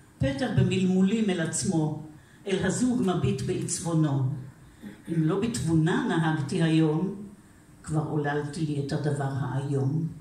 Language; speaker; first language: Hebrew; native; Hebrew